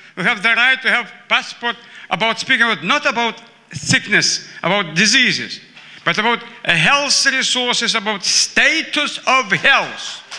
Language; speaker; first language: English; non-native, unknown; Lithuanian